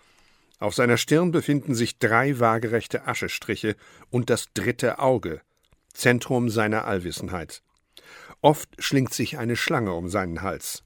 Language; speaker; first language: German; native; German